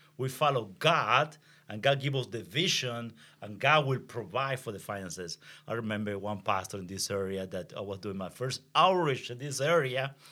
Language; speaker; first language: English; non-native, learner; Spanish